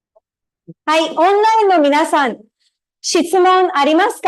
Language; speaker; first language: Japanese; non-native, fluent; Tamil